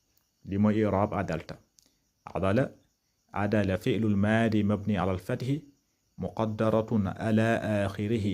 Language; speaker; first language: Arabic; non-native, fluent; Wolof